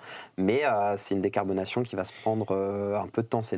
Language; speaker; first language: French; native; French